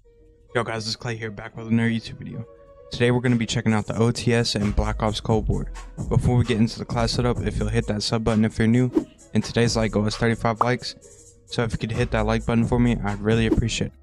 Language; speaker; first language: English; native; English